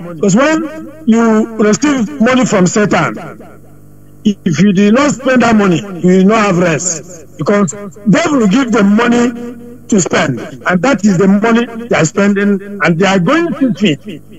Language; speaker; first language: English; non-native, local second language; Igbo